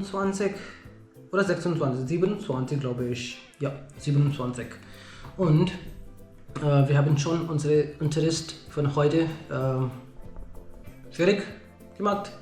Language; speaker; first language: German; non-native, learner; Hindi